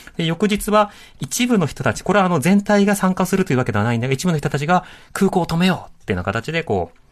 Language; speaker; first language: Japanese; native; Japanese